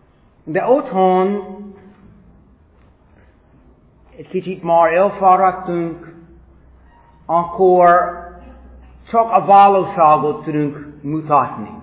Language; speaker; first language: Hungarian; non-native, fluent; English